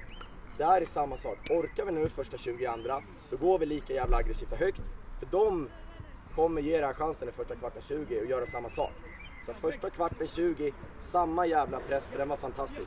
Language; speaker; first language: Swedish; native; Swedish